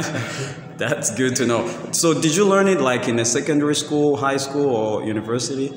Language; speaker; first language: English; non-native, fluent; Rundi